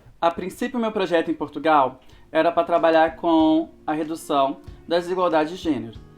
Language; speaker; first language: Portuguese; native; Portuguese